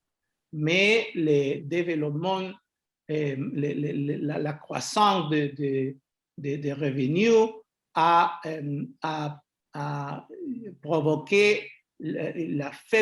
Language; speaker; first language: French; non-native, fluent; Spanish